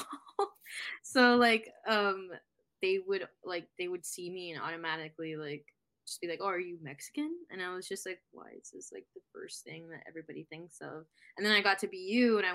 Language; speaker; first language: English; native; English